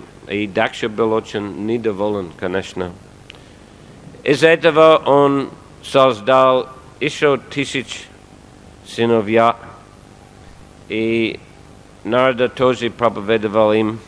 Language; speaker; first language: Russian; non-native, fluent; English